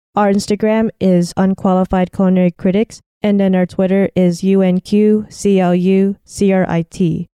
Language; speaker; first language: English; native; English